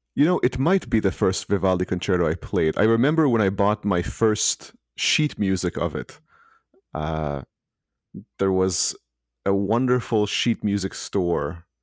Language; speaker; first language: English; early bilingual, other home language; Hebrew